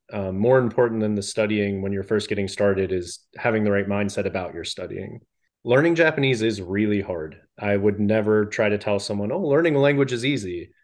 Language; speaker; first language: English; native; English